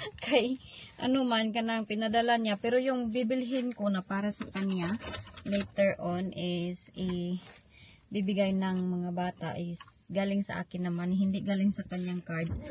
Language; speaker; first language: Filipino; non-native, local second language; Cebuano